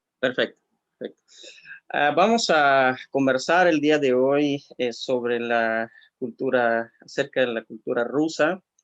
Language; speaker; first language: Spanish; non-native, fluent; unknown